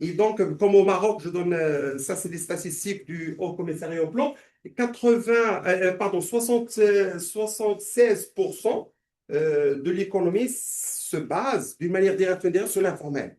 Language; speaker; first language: French; non-native, local second language; Arabic